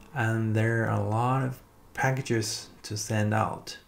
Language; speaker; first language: English; non-native, fluent; Chinese